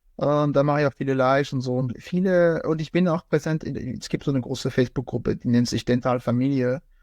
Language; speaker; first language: German; non-native, fluent; French